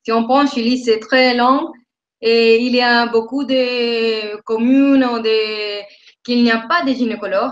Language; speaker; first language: French; non-native, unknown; Spanish